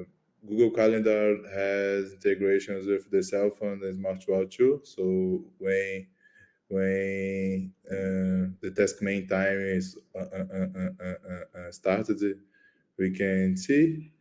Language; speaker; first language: English; non-native, learner; Portuguese